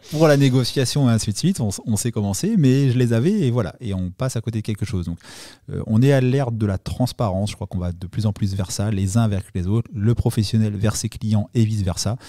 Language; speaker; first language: French; native; French